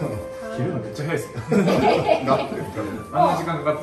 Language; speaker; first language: Japanese; native; Japanese